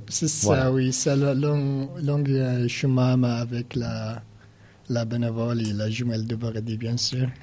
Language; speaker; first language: French; non-native, learner; Arabic